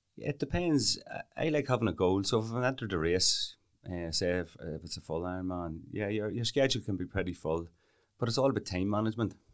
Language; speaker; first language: English; native; English